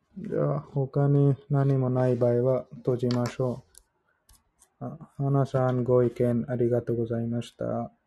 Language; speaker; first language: Japanese; non-native, learner; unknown